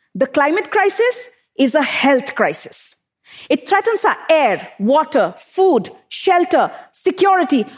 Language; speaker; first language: English; non-native, local second language; Hindi